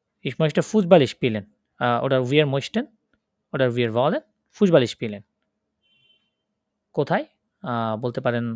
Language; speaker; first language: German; non-native, fluent; Bangla